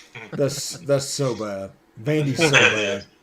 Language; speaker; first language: English; native; English